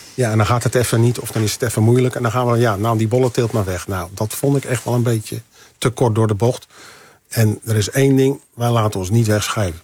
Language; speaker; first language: Dutch; native; Dutch